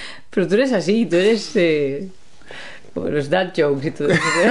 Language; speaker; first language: Spanish; native; Spanish